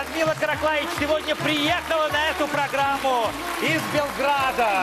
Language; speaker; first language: Russian; native; Russian